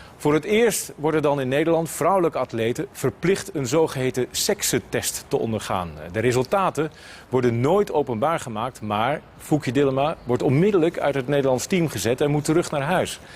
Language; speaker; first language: Dutch; native; Dutch